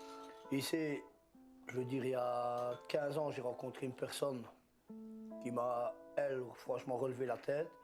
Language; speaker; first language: French; native; French